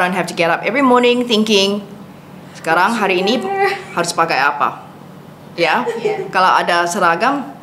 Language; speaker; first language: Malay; non-native, fluent; English